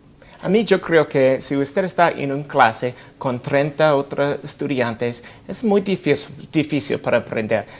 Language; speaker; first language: Spanish; non-native, fluent; English